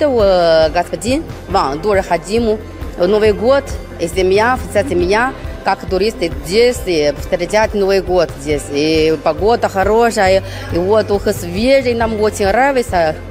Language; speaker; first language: Russian; non-native, learner; Chinese